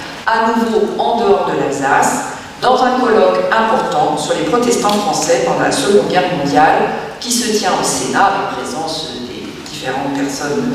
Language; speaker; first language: French; native; French